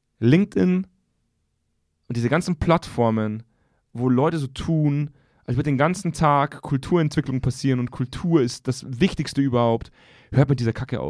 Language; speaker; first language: German; native; German